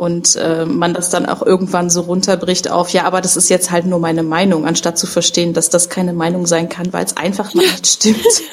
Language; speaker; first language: German; native; German